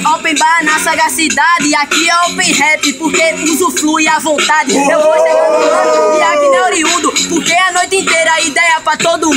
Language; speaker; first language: Portuguese; native; Portuguese